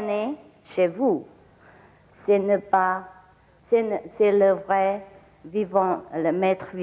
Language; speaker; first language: French; non-native, learner; Vietnamese